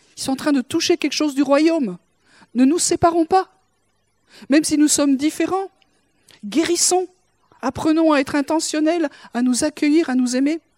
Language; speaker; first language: French; native; French